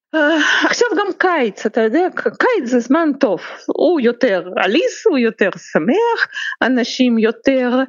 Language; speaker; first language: Hebrew; non-native, fluent; Russian